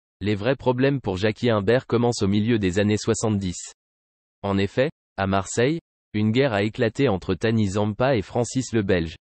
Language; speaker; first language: French; native; French